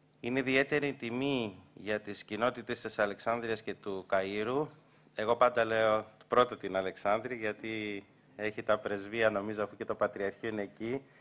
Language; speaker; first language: Greek; early bilingual, heritage; Greek